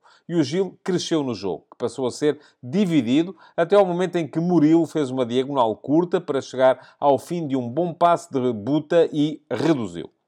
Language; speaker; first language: Portuguese; native; Portuguese